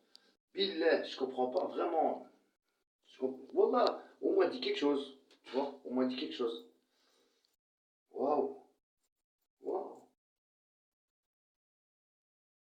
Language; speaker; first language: French; early bilingual, other home language; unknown